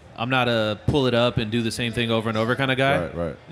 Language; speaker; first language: English; native; English